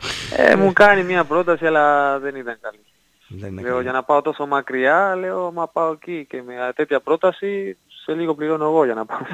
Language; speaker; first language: Greek; non-native, fluent; Spanish